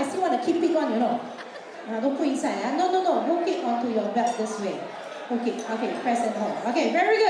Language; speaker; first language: English; non-native, local second language; Chinese